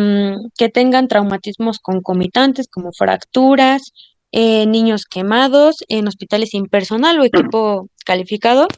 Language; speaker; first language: Spanish; native; Spanish